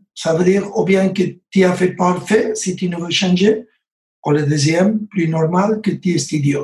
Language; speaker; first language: French; non-native, learner; Spanish